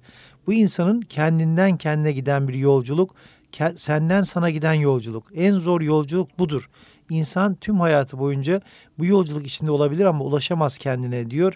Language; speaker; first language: Turkish; native; Turkish